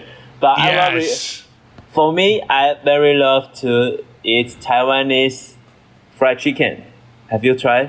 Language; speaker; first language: English; non-native, learner; Chinese